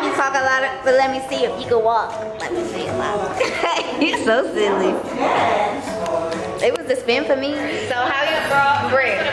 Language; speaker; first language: English; native; English